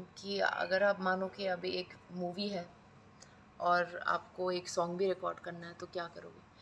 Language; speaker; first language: Hindi; non-native, fluent; Persian